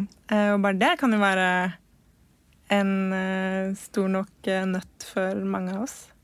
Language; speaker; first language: Norwegian; native; Norwegian